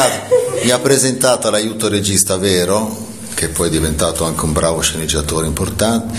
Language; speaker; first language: Italian; native; Italian